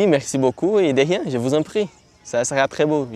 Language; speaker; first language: French; non-native, learner; Portuguese